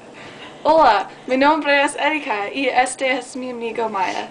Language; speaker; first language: Spanish; non-native, learner; English